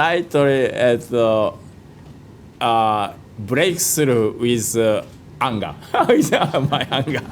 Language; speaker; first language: English; non-native, fluent; Japanese